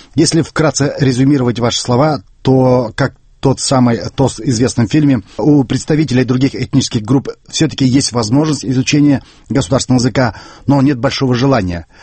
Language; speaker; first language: Russian; non-native, local second language; Kazakh